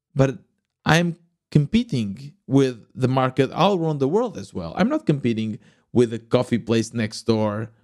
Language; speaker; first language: English; non-native, fluent; Portuguese